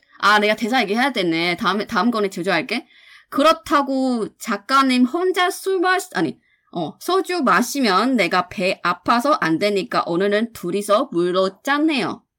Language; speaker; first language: Korean; non-native, fluent; Chinese